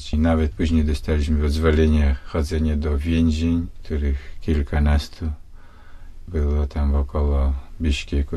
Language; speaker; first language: Polish; non-native, fluent; Russian